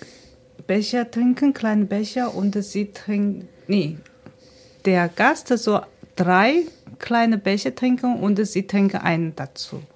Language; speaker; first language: German; non-native, fluent; Chinese